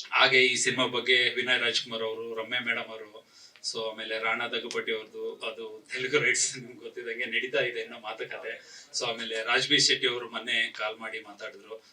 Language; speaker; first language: Kannada; native; Kannada